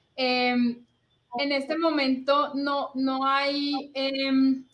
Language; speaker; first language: Spanish; native; Spanish